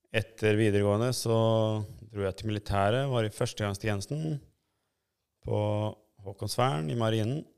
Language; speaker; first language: Norwegian; early bilingual, other home language; Albanian